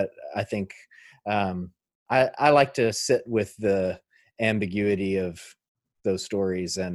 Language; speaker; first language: English; native; English